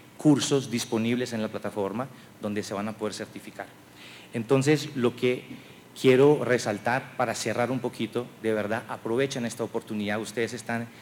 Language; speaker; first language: Spanish; non-native, fluent; French